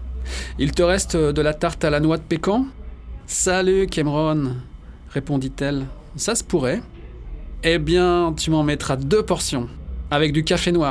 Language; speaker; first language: French; native; French